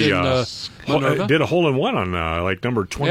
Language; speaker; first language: English; native; English